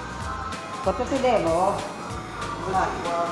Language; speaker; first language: Italian; non-native, learner; Filipino